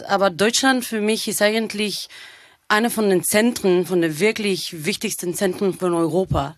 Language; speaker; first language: German; non-native, fluent; Bulgarian